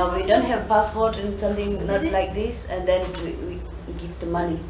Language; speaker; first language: English; non-native, learner; Tibetan